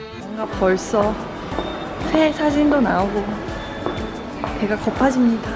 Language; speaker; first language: Korean; non-native, fluent; Japanese